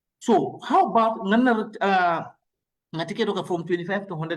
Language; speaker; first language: English; non-native, local second language; Mandingo